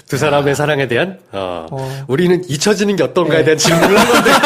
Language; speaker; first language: Korean; native; Korean